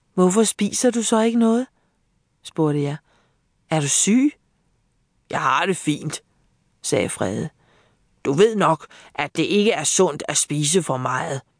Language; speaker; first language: Danish; native; Danish